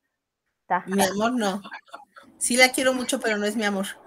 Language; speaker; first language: Spanish; native; Spanish